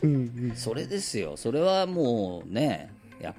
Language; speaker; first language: Japanese; native; Japanese